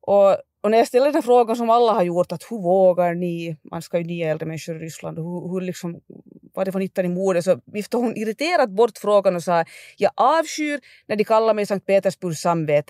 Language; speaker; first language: Swedish; native; Swedish